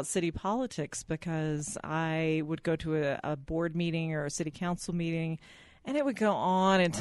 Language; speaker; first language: English; native; English